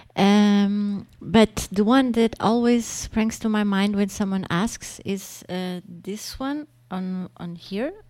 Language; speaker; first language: English; non-native, fluent; Portuguese